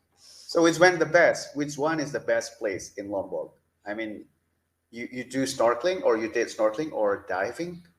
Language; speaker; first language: English; non-native, learner; Indonesian